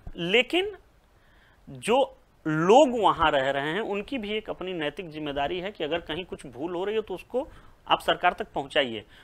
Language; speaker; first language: Hindi; native; Hindi